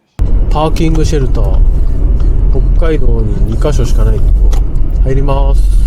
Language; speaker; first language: Japanese; native; Japanese